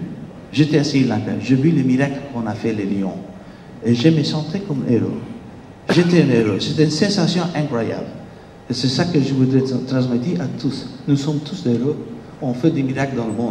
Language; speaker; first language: French; non-native, fluent; Spanish